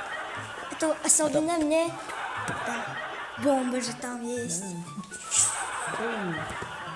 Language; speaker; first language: Russian; non-native, learner; Tajik